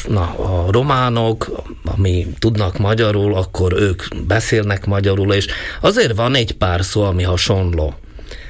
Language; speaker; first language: Hungarian; non-native, local second language; Slovak